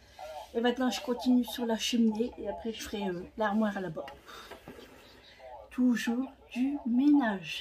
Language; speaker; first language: French; native; French